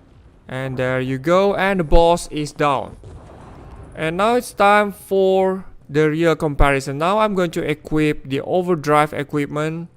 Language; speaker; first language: English; non-native, fluent; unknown